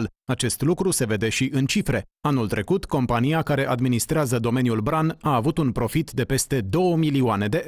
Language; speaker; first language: Romanian; native; Romanian